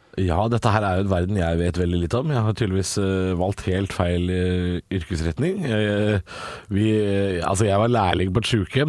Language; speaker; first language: Norwegian; native; Norwegian